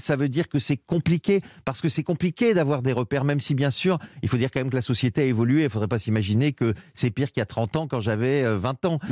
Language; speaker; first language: French; native; French